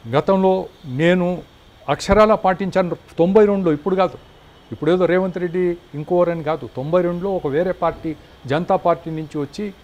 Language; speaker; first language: Telugu; native; Telugu